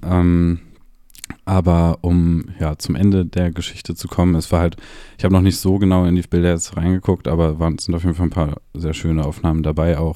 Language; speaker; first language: German; native; German